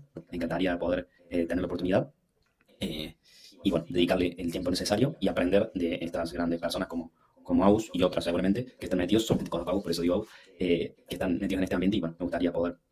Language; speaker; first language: Spanish; native; Spanish